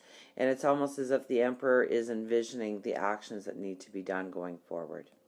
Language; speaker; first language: English; native; English